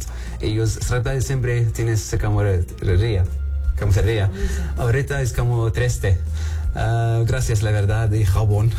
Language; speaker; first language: Spanish; non-native, learner; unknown